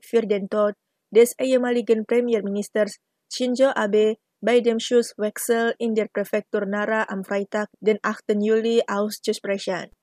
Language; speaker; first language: German; non-native, fluent; Indonesian